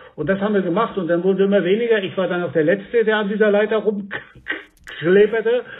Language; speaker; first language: German; native; German